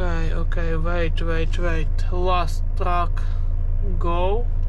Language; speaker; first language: English; non-native, learner; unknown